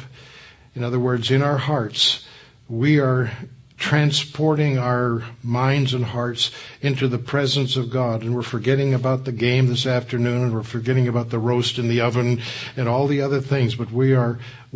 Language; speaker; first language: English; native; English